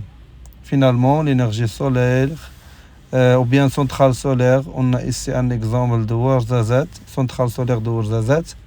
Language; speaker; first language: French; non-native, local second language; Arabic